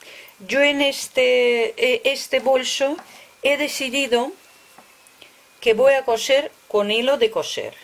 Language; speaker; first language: Spanish; non-native, fluent; Russian